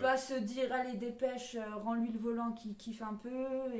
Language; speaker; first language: French; native; French